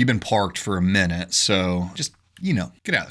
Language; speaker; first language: English; native; English